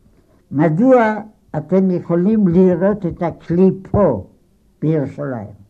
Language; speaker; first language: Hebrew; non-native, fluent; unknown